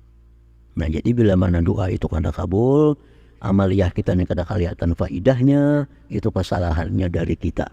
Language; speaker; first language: Indonesian; non-native, local second language; Banjar